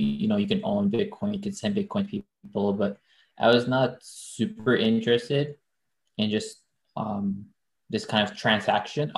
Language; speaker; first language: English; non-native, fluent; French